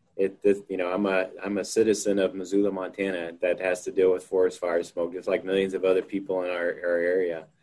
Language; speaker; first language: English; native; English